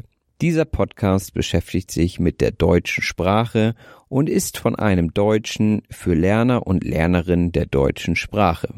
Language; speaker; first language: German; native; German